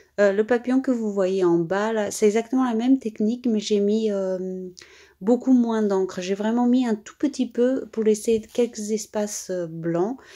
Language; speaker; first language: French; native; French